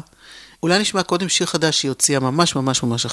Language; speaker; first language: Hebrew; native; Hebrew